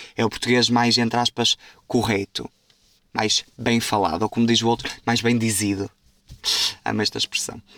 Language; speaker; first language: Portuguese; native; Portuguese